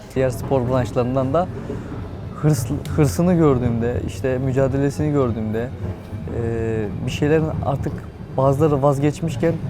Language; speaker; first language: Turkish; native; Turkish